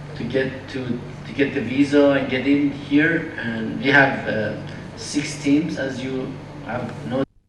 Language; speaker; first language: English; non-native, fluent; Persian